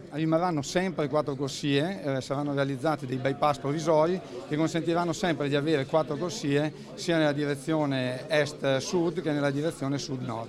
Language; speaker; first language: Italian; native; Italian